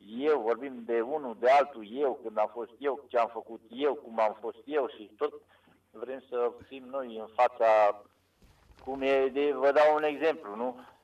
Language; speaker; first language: Romanian; non-native, local second language; Serbian